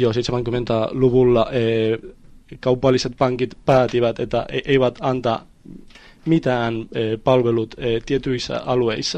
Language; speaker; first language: Finnish; non-native, learner; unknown